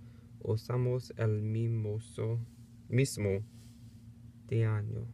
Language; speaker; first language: Spanish; non-native, learner; English